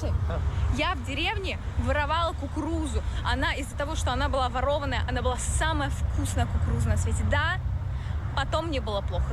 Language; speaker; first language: Russian; native; Russian